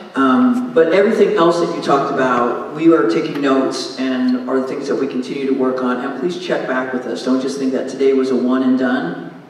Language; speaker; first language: English; native; English